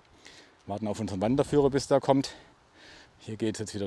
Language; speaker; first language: German; native; German